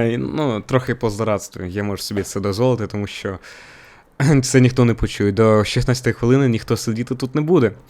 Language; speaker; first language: Ukrainian; non-native, local second language; Russian